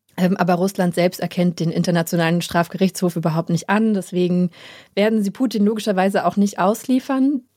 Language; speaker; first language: German; native; German